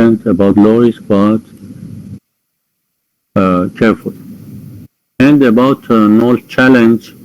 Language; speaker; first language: English; non-native, fluent; Persian